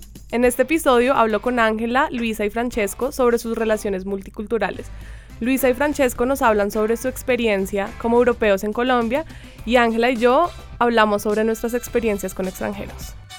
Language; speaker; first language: Spanish; native; Spanish